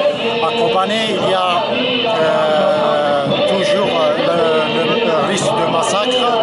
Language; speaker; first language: French; non-native, learner; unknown